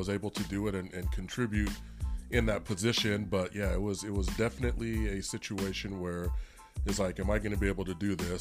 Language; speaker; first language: English; native; English